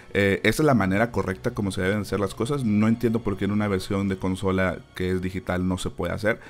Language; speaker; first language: Spanish; native; Spanish